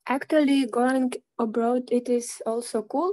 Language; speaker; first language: English; non-native, learner; Ukrainian